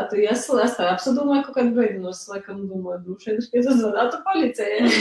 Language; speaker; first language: Latvian; native; Latvian